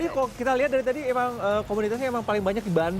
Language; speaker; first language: Indonesian; native; Indonesian